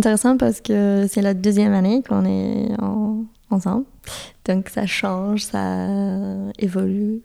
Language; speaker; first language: French; non-native, fluent; English